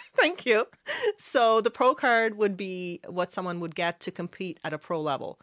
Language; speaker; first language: English; non-native, fluent; Arabic